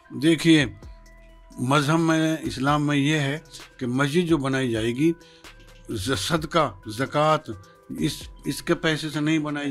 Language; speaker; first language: Hindi; native; Hindi